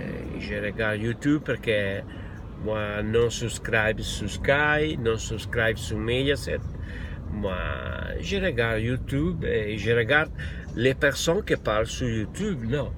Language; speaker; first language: French; non-native, learner; Italian